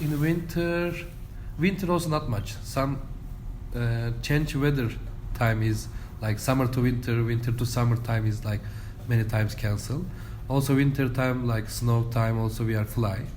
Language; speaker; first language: English; non-native, learner; Turkish